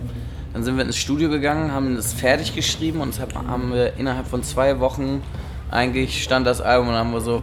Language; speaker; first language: German; native; German